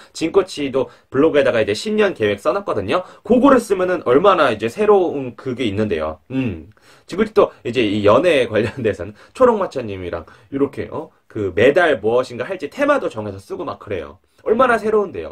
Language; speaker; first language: Korean; native; Korean